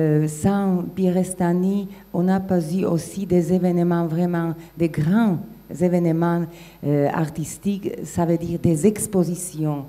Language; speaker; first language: French; non-native, fluent; Slovak